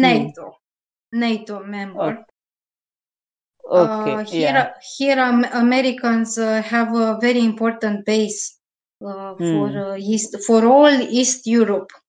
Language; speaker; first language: English; non-native, learner; Romanian